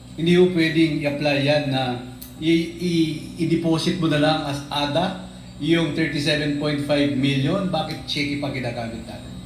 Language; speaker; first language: Filipino; native; Filipino